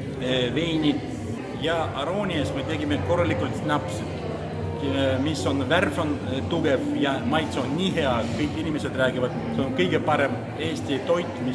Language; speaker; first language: Estonian; non-native, local second language; Russian